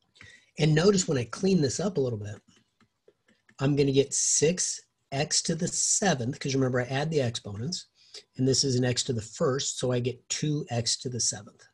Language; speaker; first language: English; native; English